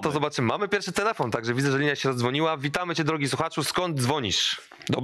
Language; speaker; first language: Polish; native; Polish